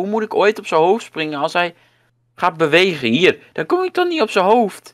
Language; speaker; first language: Dutch; native; Dutch